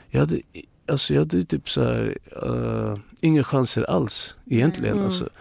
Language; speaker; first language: Swedish; non-native, local second language; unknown